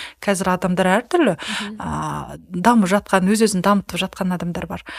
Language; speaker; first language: Kazakh; native; Kazakh